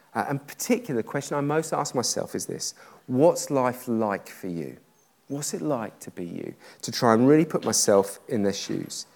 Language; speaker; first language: English; native; English